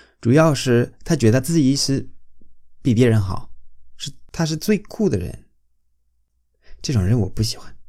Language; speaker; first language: Chinese; non-native, fluent; Spanish